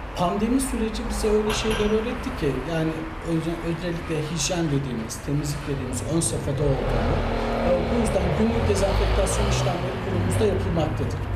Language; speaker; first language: Turkish; native; Turkish